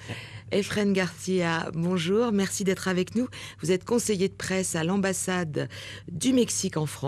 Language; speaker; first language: French; native; French